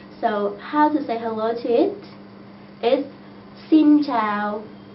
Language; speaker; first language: English; non-native, fluent; Vietnamese